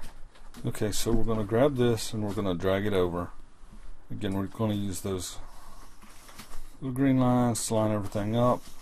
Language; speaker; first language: English; native; English